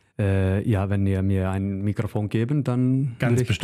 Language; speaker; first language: German; non-native, learner; Icelandic